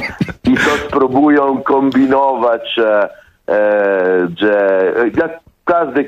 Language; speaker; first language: Polish; non-native, fluent; Italian